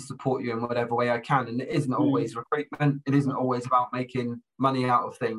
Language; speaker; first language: English; native; English